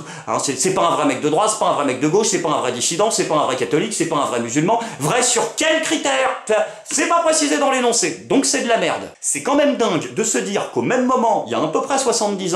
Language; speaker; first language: French; native; French